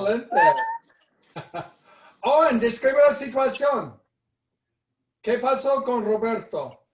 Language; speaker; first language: Spanish; non-native, fluent; English